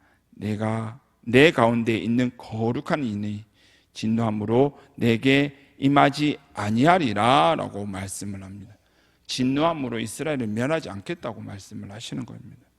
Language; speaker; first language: Korean; native; Korean